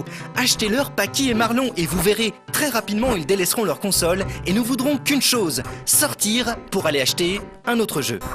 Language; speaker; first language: French; native; French